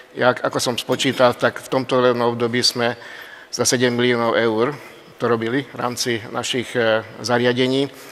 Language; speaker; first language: Slovak; non-native, local second language; Hungarian